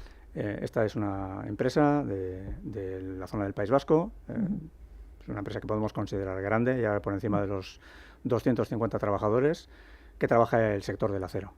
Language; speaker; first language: Spanish; native; Spanish